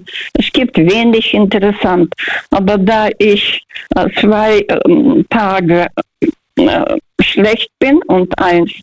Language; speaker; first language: German; early bilingual, heritage; Russian